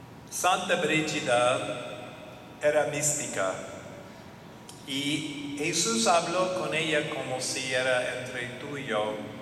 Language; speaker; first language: Spanish; non-native, fluent; English